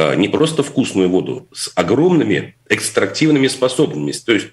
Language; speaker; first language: Russian; native; Russian